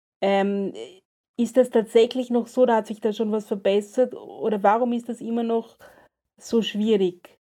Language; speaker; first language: German; native; German